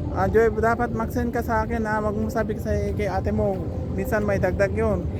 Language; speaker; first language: Filipino; non-native, learner; Persian